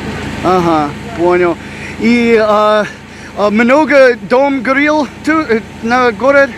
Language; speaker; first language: Russian; non-native, learner; English